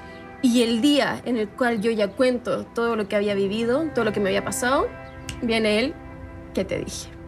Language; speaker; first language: Spanish; native; Spanish